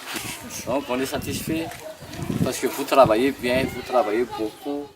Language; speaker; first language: French; non-native, local second language; Malagasy